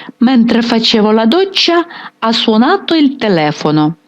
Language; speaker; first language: Italian; non-native, fluent; Ukrainian